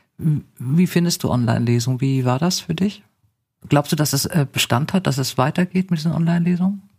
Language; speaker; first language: German; native; German